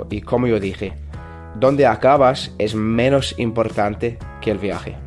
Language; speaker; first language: Spanish; non-native, learner; English